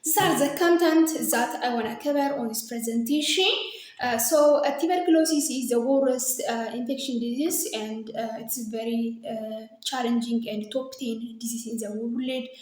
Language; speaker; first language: English; non-native, local second language; Amharic